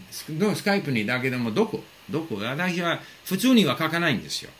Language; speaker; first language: Japanese; non-native, fluent; English